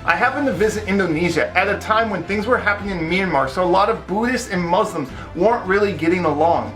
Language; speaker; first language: English; native; English